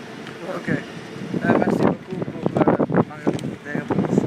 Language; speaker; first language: French; non-native, learner; Dutch